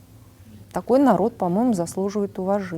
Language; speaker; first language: Russian; native; Russian